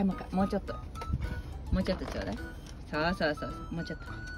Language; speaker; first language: Japanese; native; Japanese